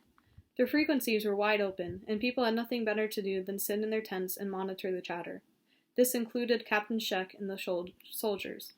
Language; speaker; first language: English; native; English